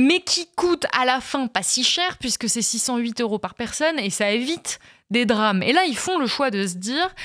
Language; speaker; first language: French; native; French